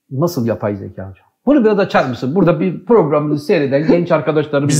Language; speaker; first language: Turkish; native; Turkish